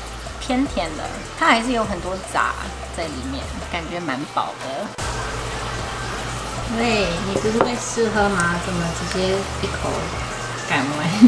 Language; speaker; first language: Chinese; non-native, fluent; English